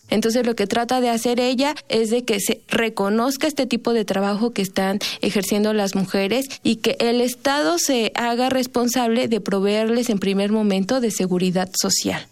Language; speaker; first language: Spanish; native; Spanish